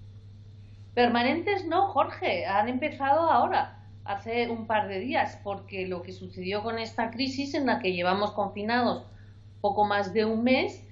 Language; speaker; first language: Spanish; native; Spanish